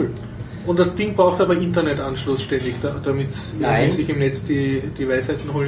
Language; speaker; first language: German; native; German